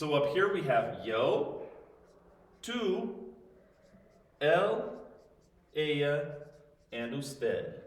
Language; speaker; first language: Spanish; non-native, fluent; English